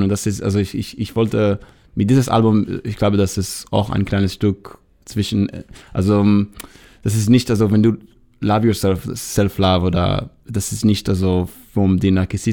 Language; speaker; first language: German; non-native, learner; Hebrew